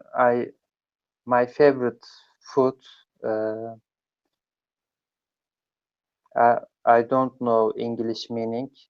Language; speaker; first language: English; non-native, learner; Turkish